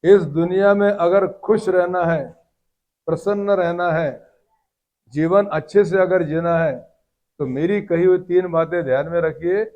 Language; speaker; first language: Hindi; non-native, local second language; Marathi